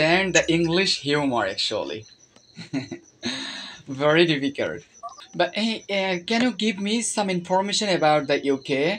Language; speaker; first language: English; non-native, fluent; Bangla